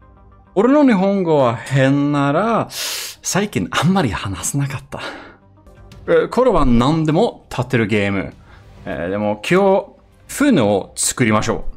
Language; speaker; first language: Japanese; non-native, learner; Swedish